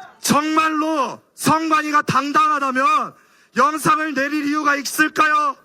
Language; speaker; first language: Korean; native; Korean